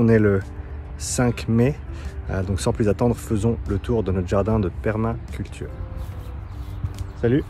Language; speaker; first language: French; native; French